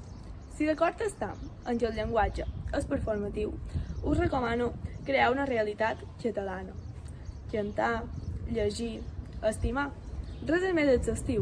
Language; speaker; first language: Catalan; native; Catalan